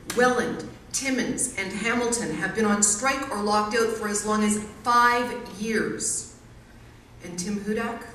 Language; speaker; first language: English; native; English